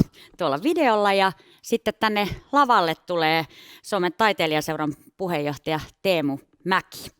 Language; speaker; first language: Finnish; native; Finnish